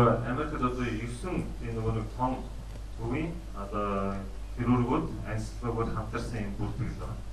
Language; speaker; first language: Mongolian; native; Mongolian